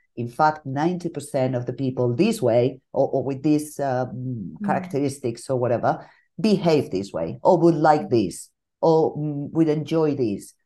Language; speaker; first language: English; non-native, fluent; Spanish